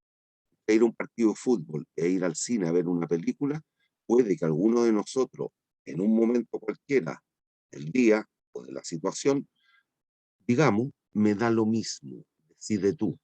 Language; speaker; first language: Spanish; native; Spanish